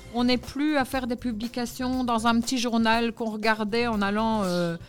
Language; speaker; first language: French; native; French